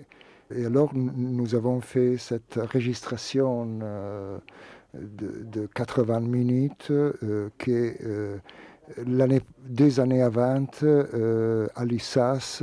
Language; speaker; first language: French; non-native, fluent; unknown